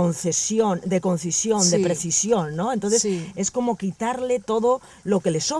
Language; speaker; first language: Spanish; native; Spanish